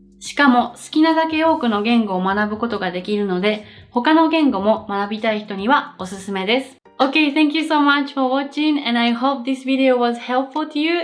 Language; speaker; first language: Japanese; native; Japanese